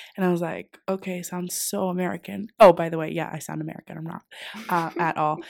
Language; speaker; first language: English; non-native, fluent; Greek